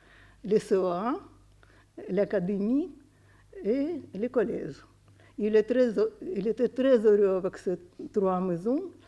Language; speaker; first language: French; non-native, fluent; Russian